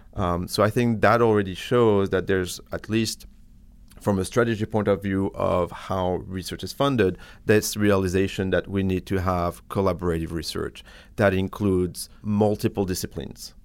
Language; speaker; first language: English; non-native, fluent; French